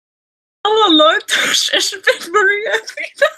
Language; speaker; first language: German; non-native, learner; English